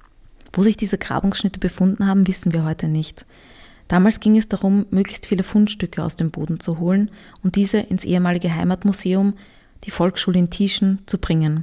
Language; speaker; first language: German; native; German